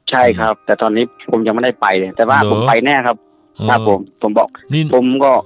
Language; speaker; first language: Thai; non-native, fluent; Khmer